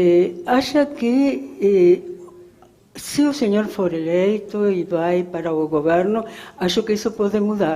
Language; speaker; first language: Portuguese; non-native, fluent; Spanish